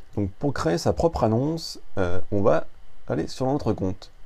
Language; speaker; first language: French; native; French